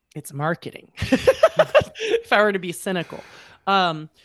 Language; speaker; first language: English; native; English